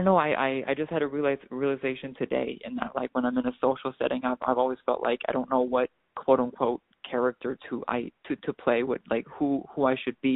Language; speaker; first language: English; native; English